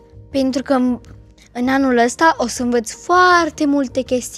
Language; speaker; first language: Romanian; early bilingual, heritage; Romanian